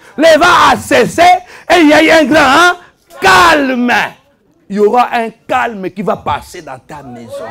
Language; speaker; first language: French; non-native, fluent; Lingala